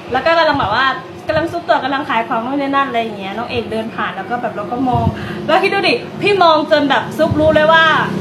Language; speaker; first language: Thai; native; Thai